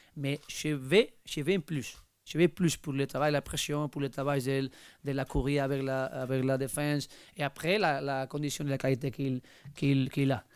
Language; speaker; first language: French; non-native, learner; Spanish